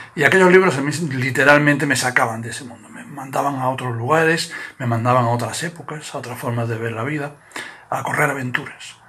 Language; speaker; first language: Spanish; native; Spanish